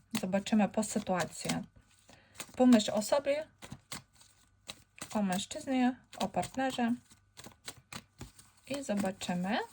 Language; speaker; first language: Polish; non-native, fluent; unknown